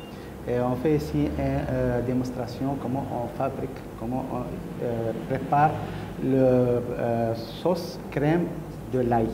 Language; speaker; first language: French; non-native, learner; Arabic